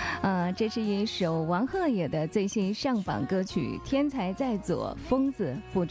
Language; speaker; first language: Chinese; native; Chinese